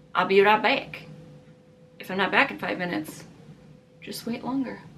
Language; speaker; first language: English; early bilingual, other home language; Italian